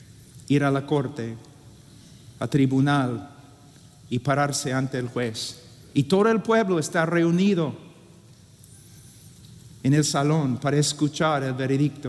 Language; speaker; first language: Spanish; non-native, fluent; English